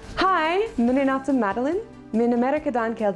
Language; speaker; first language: Kyrgyz; non-native, learner; English